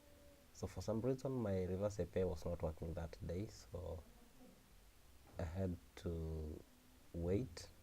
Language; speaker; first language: English; non-native, local second language; Swahili